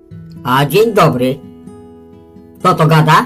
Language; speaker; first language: Polish; native; Polish